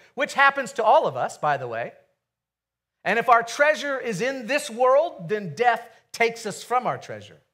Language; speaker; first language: English; native; English